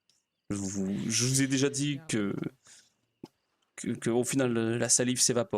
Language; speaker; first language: French; native; French